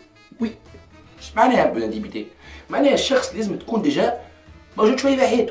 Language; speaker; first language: Arabic; native; Arabic